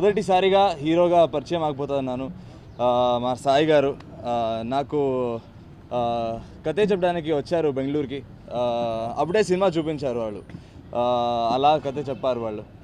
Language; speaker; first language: Telugu; non-native, learner; Kannada